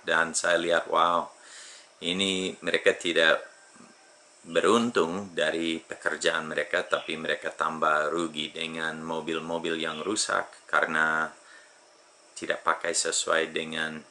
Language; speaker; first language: Indonesian; non-native, fluent; English